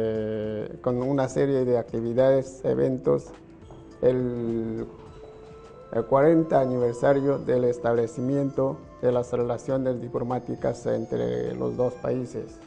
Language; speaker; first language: Spanish; non-native, fluent; Chinese